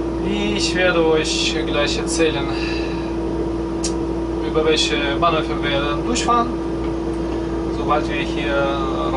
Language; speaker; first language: German; non-native, fluent; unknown